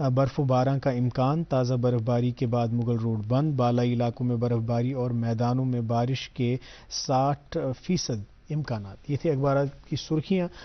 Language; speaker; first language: Hindi; non-native, local second language; Kashmiri